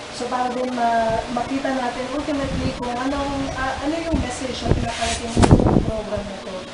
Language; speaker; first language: Filipino; native; Filipino